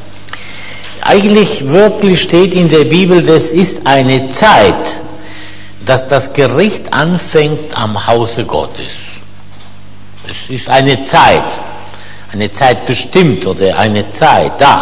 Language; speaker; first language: German; non-native, fluent; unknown